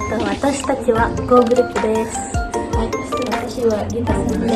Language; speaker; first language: Japanese; non-native, learner; Indonesian